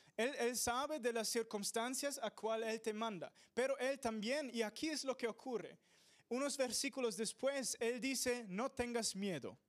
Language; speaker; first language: Spanish; non-native, fluent; English